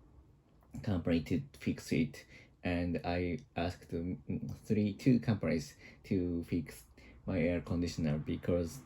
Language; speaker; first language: English; non-native, learner; Japanese